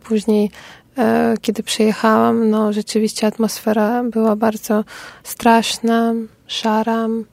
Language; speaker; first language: Polish; non-native, fluent; Ukrainian